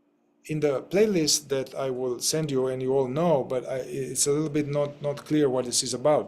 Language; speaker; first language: English; non-native, fluent; Romanian